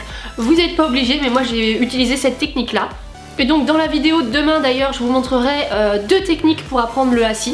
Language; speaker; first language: French; native; French